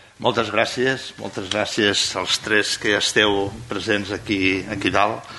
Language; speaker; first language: Catalan; native; Catalan